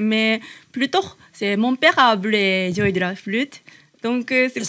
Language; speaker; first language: French; non-native, learner; Japanese